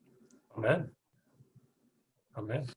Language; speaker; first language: Spanish; non-native, learner; English